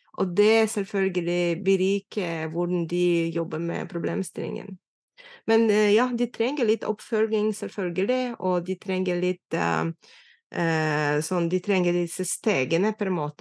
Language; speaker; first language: Norwegian; non-native, fluent; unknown